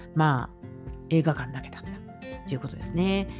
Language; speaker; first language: Japanese; native; Japanese